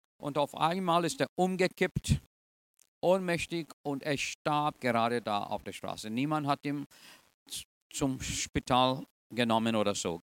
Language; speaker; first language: German; non-native, fluent; English